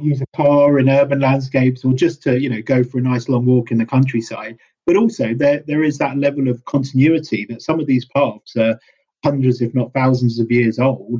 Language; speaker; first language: English; native; English